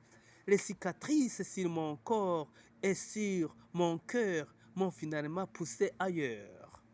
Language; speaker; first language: French; non-native, local second language; Rundi